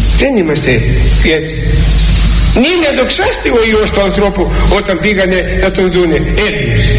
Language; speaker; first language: Greek; native; Greek